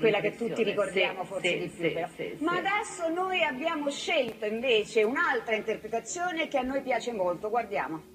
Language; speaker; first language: Italian; native; Italian